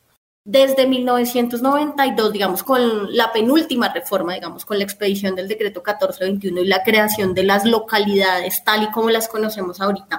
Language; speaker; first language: Spanish; native; Spanish